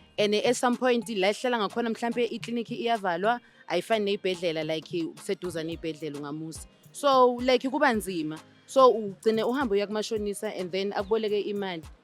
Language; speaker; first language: Zulu; native; Zulu